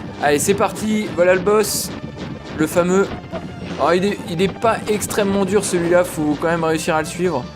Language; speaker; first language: French; native; French